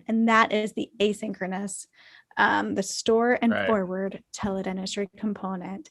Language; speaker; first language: English; native; English